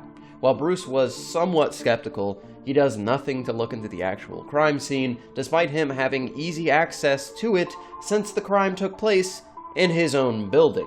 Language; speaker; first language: English; native; English